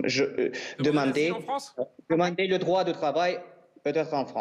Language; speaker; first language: French; non-native, learner; Russian